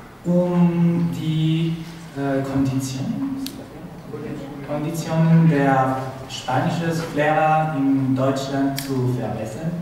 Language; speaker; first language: German; non-native, learner; Spanish